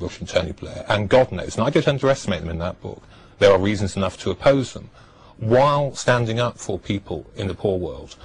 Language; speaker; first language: English; native; English